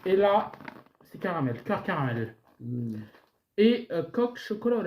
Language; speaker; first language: French; native; French